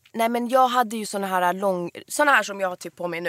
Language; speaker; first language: Swedish; early bilingual, other home language; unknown